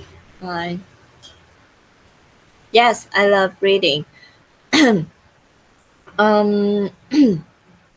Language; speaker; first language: English; non-native, learner; Vietnamese